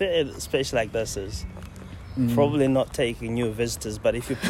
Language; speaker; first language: English; non-native, local second language; Shona